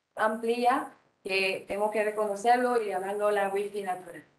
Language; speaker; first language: Spanish; non-native, fluent; French